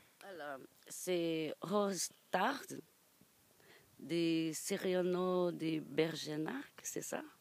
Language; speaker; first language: French; non-native, learner; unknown